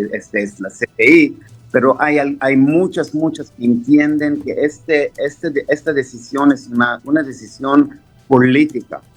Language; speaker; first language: Spanish; non-native, fluent; Hebrew